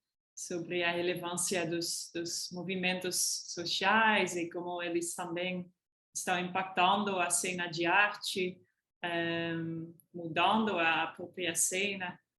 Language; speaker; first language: Portuguese; non-native, fluent; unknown